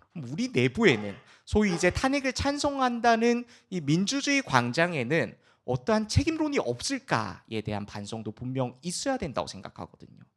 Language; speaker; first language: Korean; early bilingual, heritage; Korean